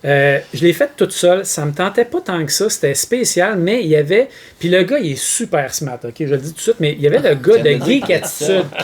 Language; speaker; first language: French; native; French